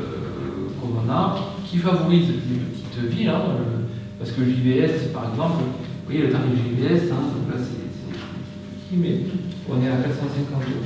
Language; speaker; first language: French; native; French